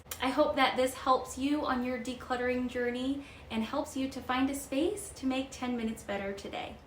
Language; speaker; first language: English; native; English